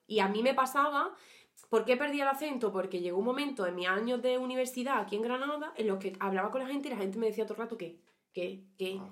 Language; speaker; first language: Spanish; native; Spanish